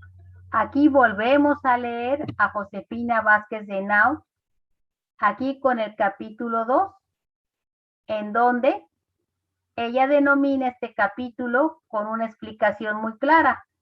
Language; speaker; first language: Spanish; native; Spanish